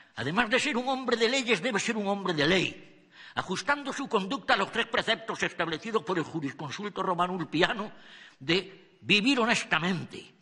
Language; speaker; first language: Spanish; native; Spanish